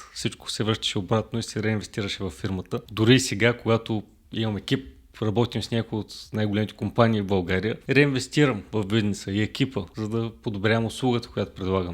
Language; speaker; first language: Bulgarian; native; Bulgarian